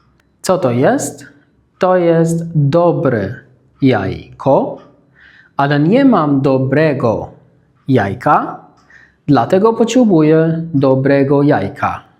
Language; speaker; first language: Polish; non-native, fluent; Arabic